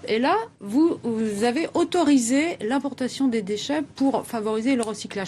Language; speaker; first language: French; native; French